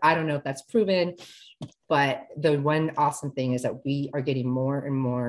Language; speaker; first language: English; native; English